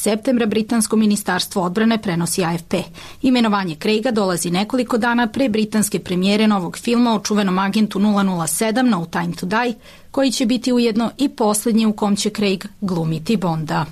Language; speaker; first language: Serbian; native; Serbian